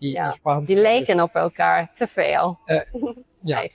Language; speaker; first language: Dutch; non-native, fluent; Polish